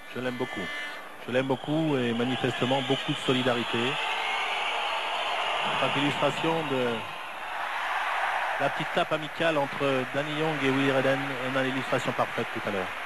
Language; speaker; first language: French; native; French